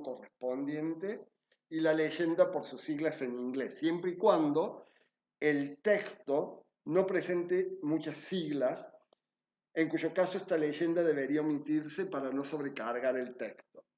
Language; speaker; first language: Spanish; native; Spanish